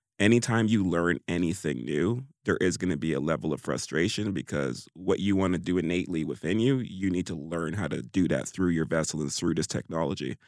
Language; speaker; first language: English; native; English